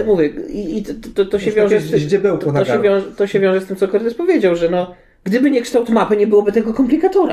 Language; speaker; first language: Polish; native; Polish